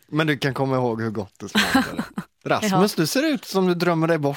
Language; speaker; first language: Swedish; native; Swedish